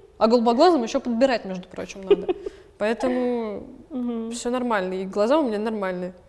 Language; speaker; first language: Russian; native; Russian